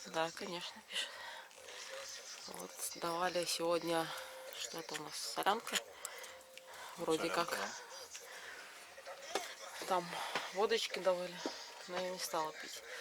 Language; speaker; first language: Russian; native; Russian